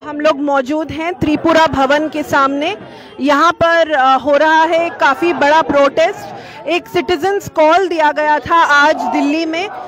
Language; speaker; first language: Hindi; native; Hindi